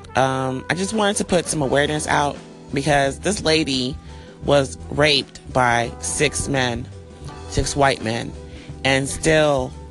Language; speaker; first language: English; early bilingual, other home language; German